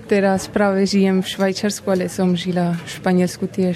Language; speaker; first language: Slovak; early bilingual, heritage; Slovak